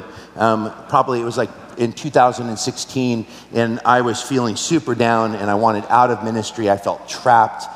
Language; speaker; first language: English; native; English